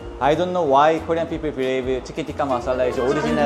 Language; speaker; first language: English; non-native, learner; Korean